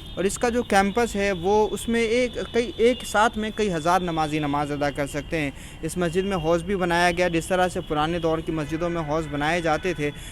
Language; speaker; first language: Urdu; native; Urdu